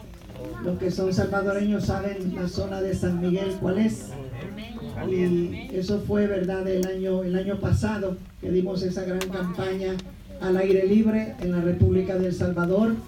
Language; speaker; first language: Spanish; native; Spanish